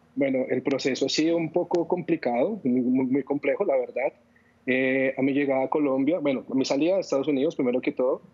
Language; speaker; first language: Spanish; native; Spanish